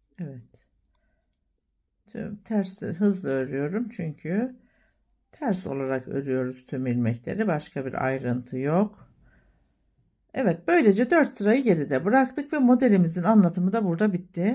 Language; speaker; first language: Turkish; native; Turkish